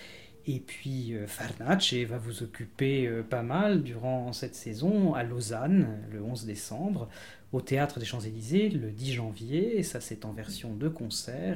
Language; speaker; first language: French; native; French